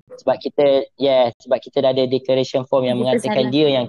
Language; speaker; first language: English; non-native, local second language; Malay